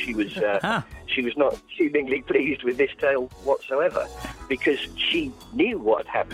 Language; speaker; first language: English; native; English